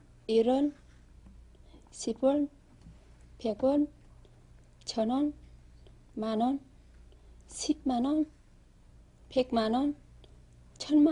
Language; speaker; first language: Korean; non-native, learner; Vietnamese